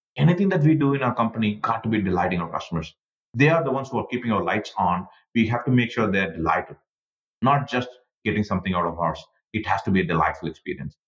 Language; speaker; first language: English; non-native, local second language; Tamil